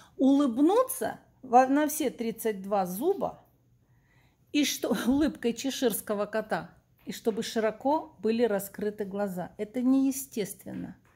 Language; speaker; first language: Russian; native; Russian